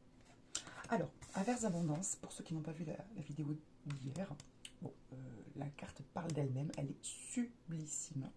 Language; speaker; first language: French; native; French